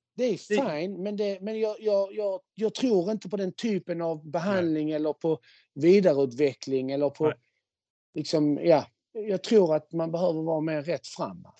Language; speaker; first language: Swedish; native; Swedish